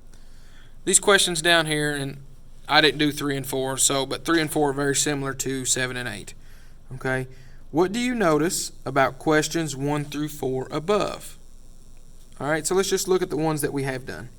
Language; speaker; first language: English; native; English